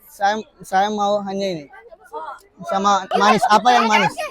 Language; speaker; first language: Indonesian; non-native, learner; Malayalam